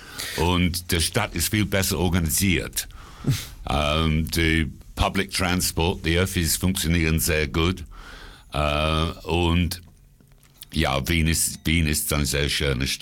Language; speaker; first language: German; non-native, fluent; English